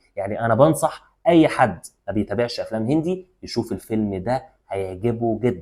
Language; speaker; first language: Arabic; native; Arabic